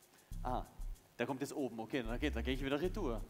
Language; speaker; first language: German; native; German